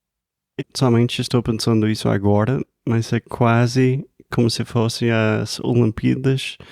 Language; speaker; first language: Portuguese; non-native, fluent; English